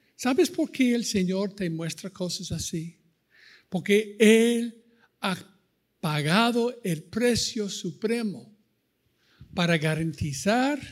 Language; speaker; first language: Spanish; non-native, fluent; English